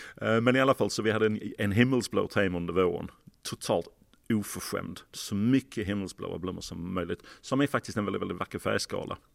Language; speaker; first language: Swedish; non-native, fluent; English